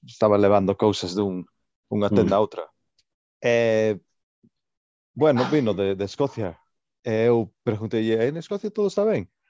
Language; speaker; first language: Galician; non-native, local second language; Spanish